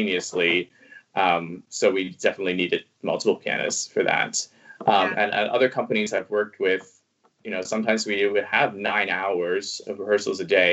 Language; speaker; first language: English; non-native, fluent; Cantonese